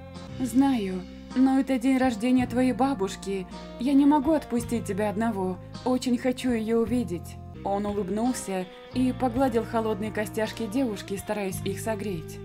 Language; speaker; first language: Russian; native; Russian